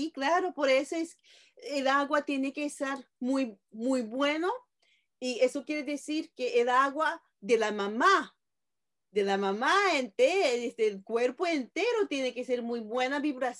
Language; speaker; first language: Spanish; non-native, fluent; Japanese